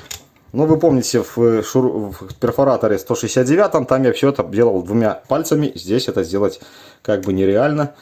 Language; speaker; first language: Russian; native; Russian